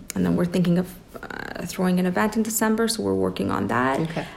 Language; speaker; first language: English; early bilingual, other home language; Persian